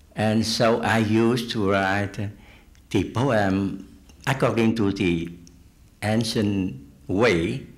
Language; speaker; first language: English; non-native, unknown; Vietnamese